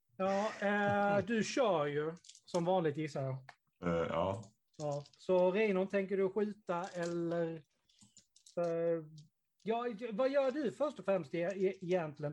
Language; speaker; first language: Swedish; native; Swedish